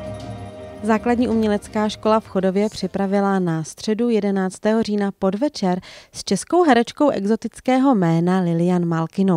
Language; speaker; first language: Czech; native; Czech